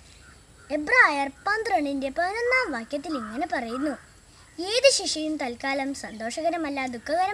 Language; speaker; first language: Malayalam; native; Malayalam